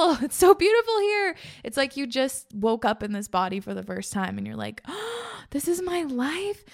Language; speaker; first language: English; native; English